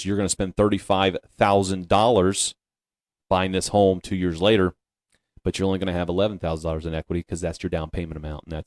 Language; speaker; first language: English; native; English